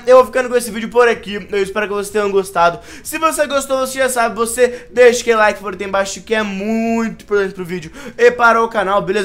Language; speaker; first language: Portuguese; native; Portuguese